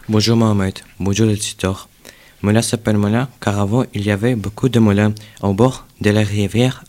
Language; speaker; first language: French; non-native, learner; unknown